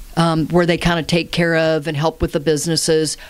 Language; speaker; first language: English; native; English